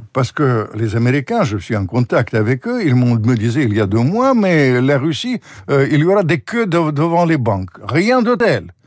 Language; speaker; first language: French; non-native, fluent; Russian